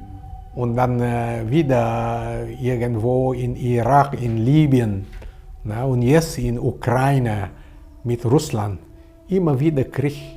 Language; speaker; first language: German; non-native, learner; Vietnamese